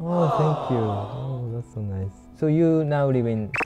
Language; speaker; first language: English; non-native, fluent; Japanese